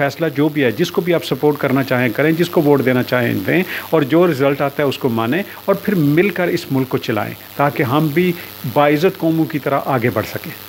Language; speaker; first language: Urdu; non-native, local second language; Punjabi